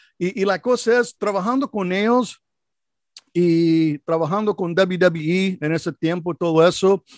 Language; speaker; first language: Spanish; non-native, learner; English